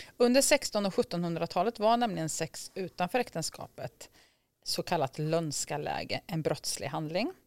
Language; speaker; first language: Swedish; native; Swedish